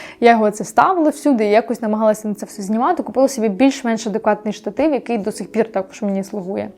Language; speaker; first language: Ukrainian; non-native, local second language; Russian